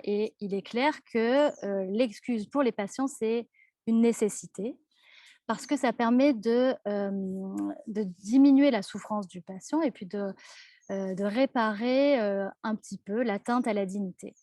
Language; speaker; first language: French; native; French